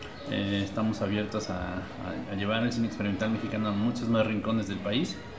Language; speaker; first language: Spanish; native; Spanish